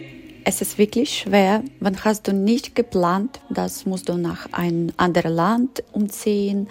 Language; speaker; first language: German; non-native, learner; Ukrainian